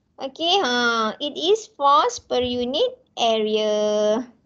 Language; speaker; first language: English; non-native, local second language; Malay